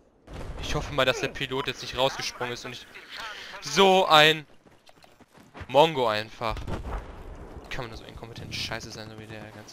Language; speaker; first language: German; native; German